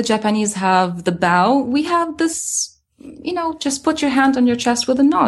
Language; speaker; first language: English; non-native, fluent; Arabic